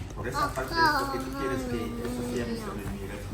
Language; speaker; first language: Spanish; native; Spanish